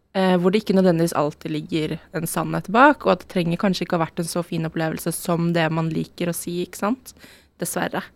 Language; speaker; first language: Norwegian; native; Norwegian